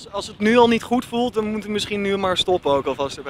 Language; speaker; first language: Dutch; native; Dutch